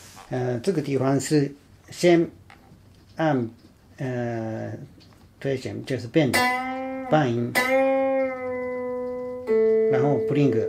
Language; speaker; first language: Chinese; non-native, fluent; Japanese